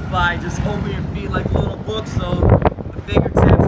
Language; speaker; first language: English; native; English